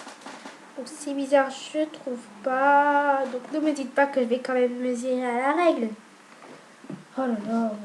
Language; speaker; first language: French; native; French